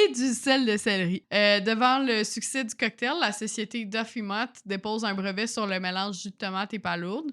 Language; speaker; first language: French; native; French